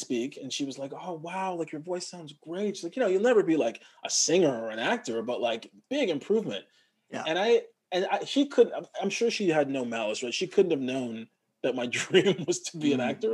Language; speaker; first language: English; native; English